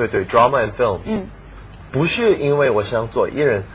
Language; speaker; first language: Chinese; non-native, learner; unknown